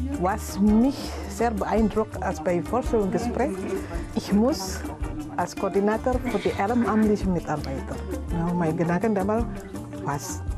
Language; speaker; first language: German; non-native, learner; Indonesian